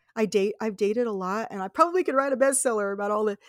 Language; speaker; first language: English; native; English